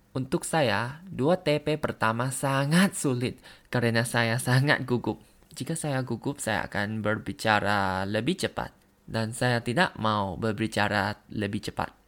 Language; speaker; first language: Indonesian; non-native, learner; Thai